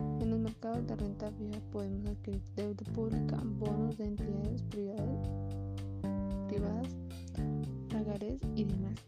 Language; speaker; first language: Spanish; native; Spanish